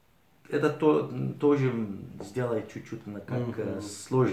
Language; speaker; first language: Russian; early bilingual, heritage; Arabic